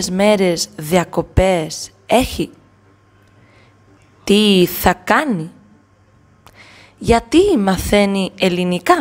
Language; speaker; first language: Greek; non-native, learner; Spanish